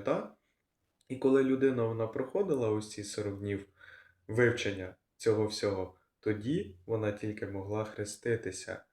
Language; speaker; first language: Ukrainian; non-native, local second language; Russian